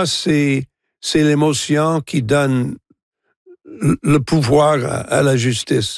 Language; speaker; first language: French; non-native, local second language; English